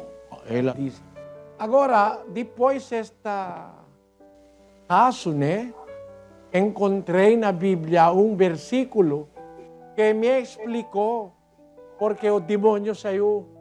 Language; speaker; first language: Portuguese; non-native, learner; Filipino